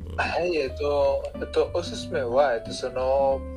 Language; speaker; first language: Japanese; non-native, learner; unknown